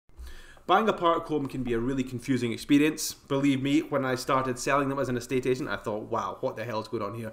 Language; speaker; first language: English; native; English